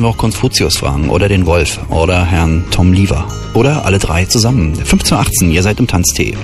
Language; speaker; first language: German; native; German